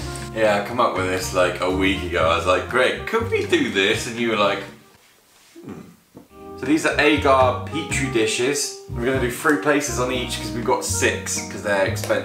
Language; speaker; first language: English; native; English